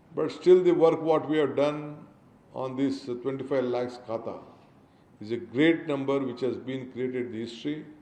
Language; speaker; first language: English; non-native, local second language; Kannada